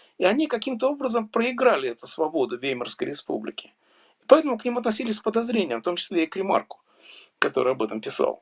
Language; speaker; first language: Russian; native; Russian